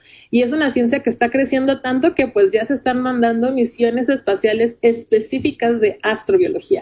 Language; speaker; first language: Spanish; native; Spanish